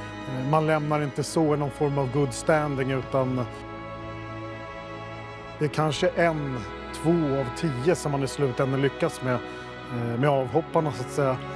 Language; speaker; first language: Swedish; native; Swedish